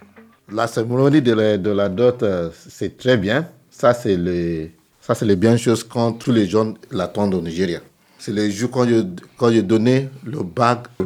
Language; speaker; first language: French; non-native, learner; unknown